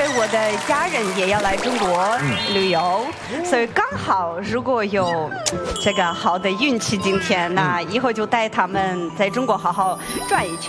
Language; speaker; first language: Chinese; non-native, fluent; Ukrainian